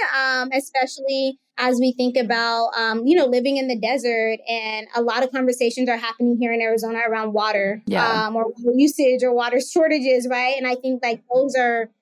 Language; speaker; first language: English; native; English